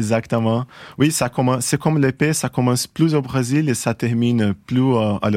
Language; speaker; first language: French; non-native, fluent; Portuguese